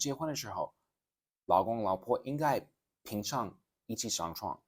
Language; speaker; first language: Chinese; non-native, fluent; English